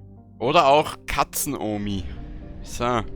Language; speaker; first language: German; native; German